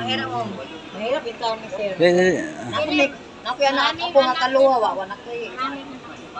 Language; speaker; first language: Filipino; non-native, local second language; Cebuano